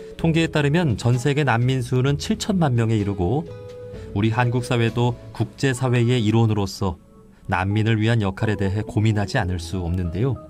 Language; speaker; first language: Korean; native; Korean